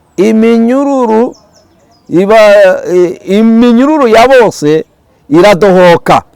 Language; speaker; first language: Kinyarwanda; early bilingual, heritage; Kinyarwanda